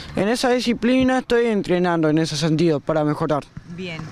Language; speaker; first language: Spanish; native; Spanish